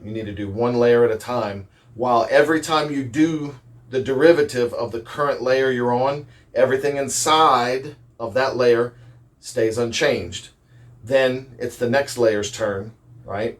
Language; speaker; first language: English; native; English